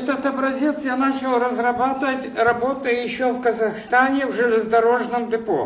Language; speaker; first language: Russian; native; Russian